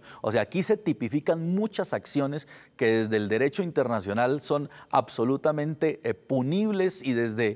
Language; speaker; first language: Spanish; native; Spanish